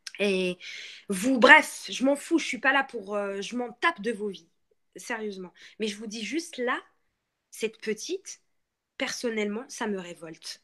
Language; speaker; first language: French; non-native, local second language; Arabic